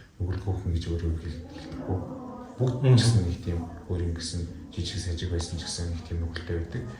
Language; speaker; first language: Mongolian; non-native, local second language; Kazakh